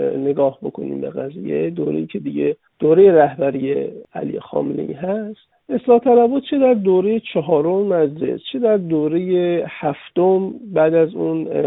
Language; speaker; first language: Persian; native; Persian